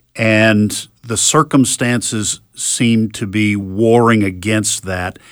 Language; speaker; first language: English; native; English